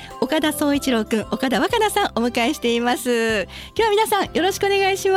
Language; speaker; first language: Japanese; native; Japanese